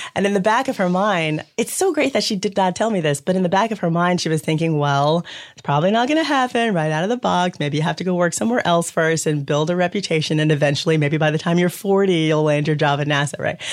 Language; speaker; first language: English; native; English